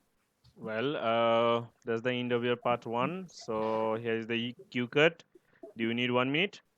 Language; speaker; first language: English; non-native, learner; Bangla